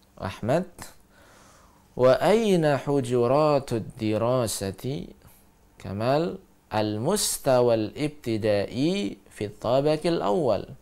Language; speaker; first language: Arabic; non-native, fluent; Indonesian